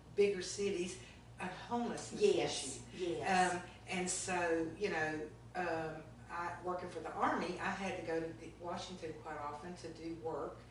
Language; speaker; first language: English; native; English